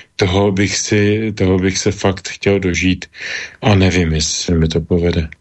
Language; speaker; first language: Czech; native; Czech